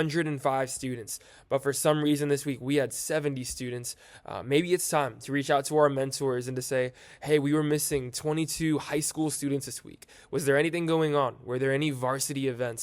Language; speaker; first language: English; native; English